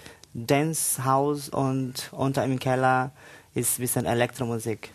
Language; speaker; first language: German; non-native, learner; Portuguese